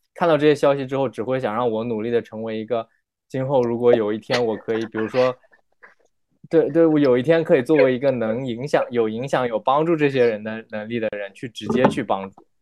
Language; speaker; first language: Chinese; native; Chinese